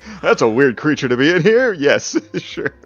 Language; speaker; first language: English; native; English